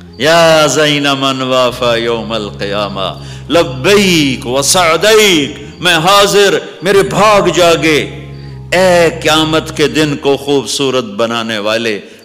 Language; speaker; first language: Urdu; non-native, local second language; Punjabi